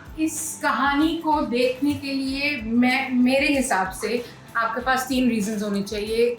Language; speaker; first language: Hindi; native; Hindi